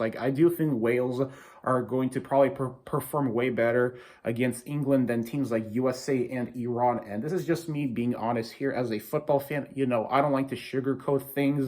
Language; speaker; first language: English; native; English